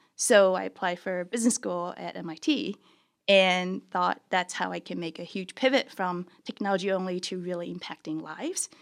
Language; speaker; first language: English; early bilingual, other home language; Chinese